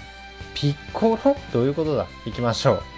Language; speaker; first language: Japanese; native; Japanese